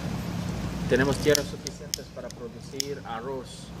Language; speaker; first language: Spanish; non-native, fluent; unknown